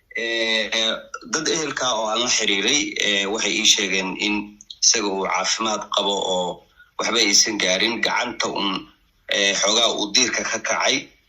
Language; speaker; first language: Somali; native; Somali